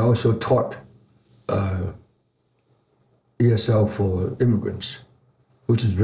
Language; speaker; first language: English; non-native, fluent; Chinese